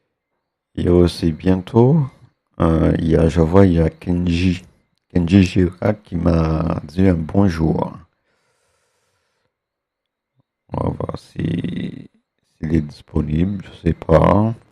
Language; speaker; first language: French; native; French